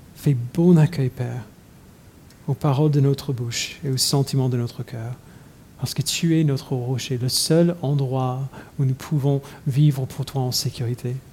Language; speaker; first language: French; non-native, fluent; English